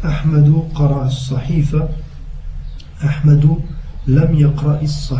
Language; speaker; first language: Arabic; non-native, learner; French